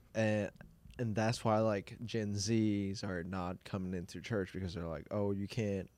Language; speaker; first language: English; non-native, local second language; Cantonese